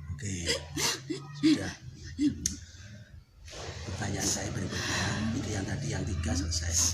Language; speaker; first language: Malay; non-native, local second language; Javanese